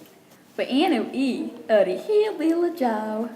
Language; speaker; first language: Welsh; non-native, local second language; English